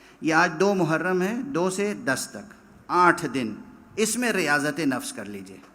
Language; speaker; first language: Urdu; native; Urdu